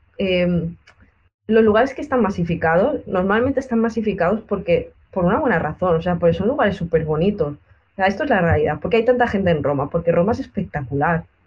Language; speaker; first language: Spanish; native; Spanish